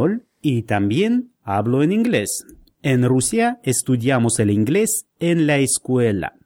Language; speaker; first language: Spanish; non-native, fluent; Russian